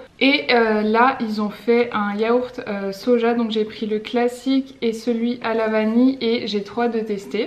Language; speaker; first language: French; native; French